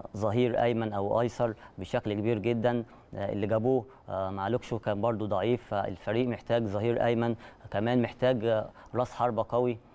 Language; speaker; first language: Arabic; native; Arabic